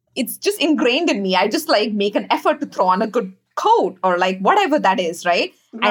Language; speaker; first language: English; non-native, local second language; Kannada